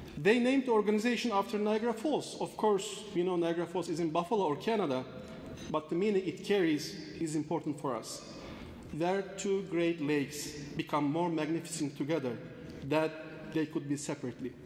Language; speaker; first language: English; non-native, fluent; Turkish